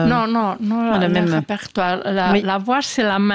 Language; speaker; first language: French; non-native, fluent; Spanish